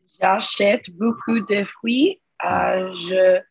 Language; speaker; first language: French; non-native, learner; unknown